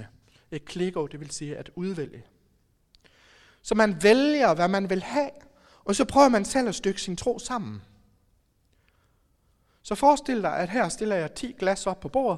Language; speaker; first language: Danish; native; Danish